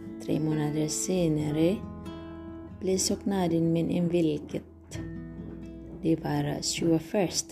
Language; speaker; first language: Norwegian; non-native, learner; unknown